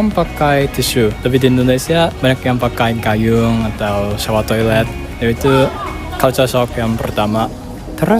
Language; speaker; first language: Indonesian; non-native, learner; Japanese